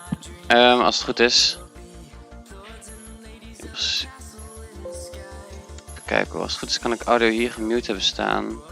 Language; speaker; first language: Dutch; native; Dutch